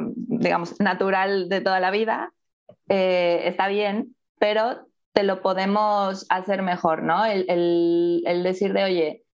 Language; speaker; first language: Spanish; native; Spanish